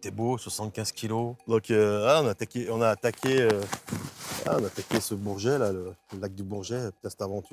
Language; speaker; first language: French; native; French